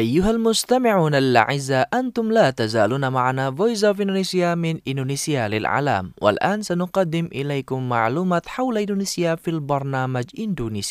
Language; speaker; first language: Arabic; non-native, fluent; Indonesian